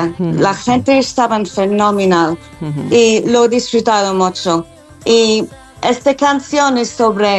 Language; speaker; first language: Spanish; non-native, learner; English